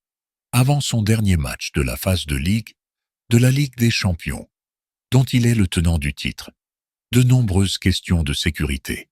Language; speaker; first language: French; native; French